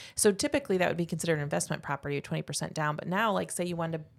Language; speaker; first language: English; native; English